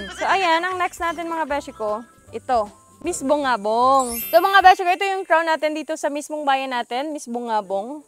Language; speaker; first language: Filipino; native; Filipino